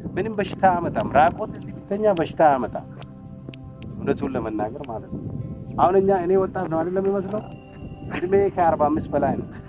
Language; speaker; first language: Amharic; non-native, local second language; Oromo